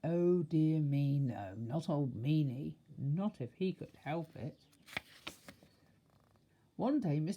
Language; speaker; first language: English; native; English